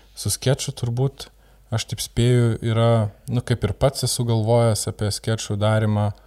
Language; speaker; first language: Lithuanian; native; Lithuanian